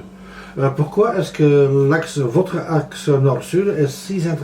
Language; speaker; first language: French; non-native, local second language; Dutch